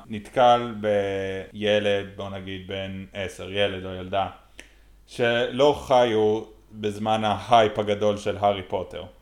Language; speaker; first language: Hebrew; native; Hebrew